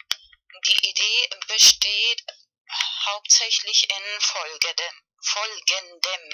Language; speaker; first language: German; non-native, fluent; Spanish